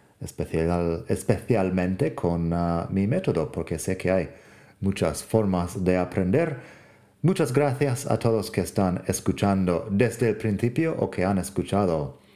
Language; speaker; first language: Spanish; non-native, fluent; English